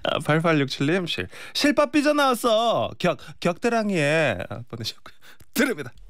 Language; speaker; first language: Korean; native; Korean